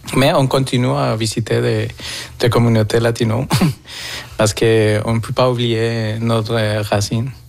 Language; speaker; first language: French; non-native, fluent; Spanish